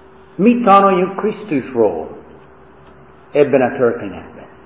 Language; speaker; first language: Hungarian; non-native, fluent; English